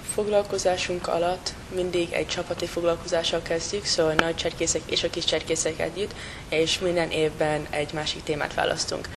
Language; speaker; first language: Hungarian; early bilingual, heritage; English